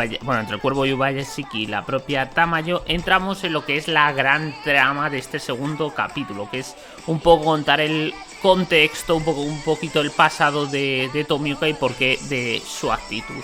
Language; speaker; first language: Spanish; native; Spanish